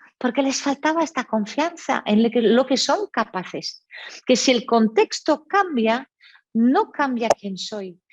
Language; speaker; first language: Spanish; non-native, fluent; French